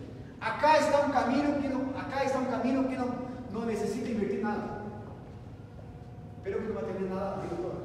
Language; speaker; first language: Spanish; non-native, learner; Portuguese